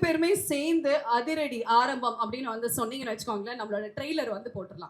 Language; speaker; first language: Tamil; native; Tamil